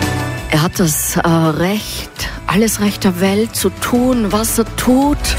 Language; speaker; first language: German; native; German